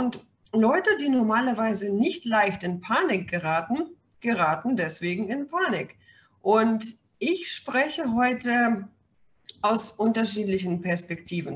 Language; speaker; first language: German; non-native, fluent; Russian